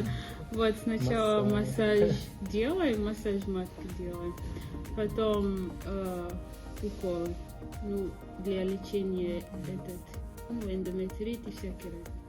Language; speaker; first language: Russian; non-native, learner; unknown